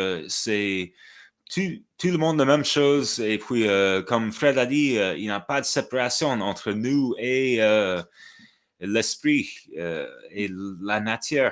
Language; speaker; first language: French; non-native, fluent; English